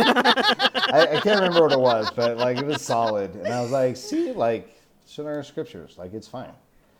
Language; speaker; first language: English; native; English